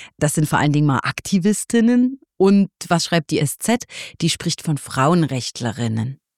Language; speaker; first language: German; native; German